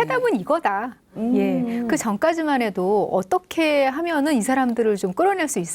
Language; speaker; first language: Korean; native; Korean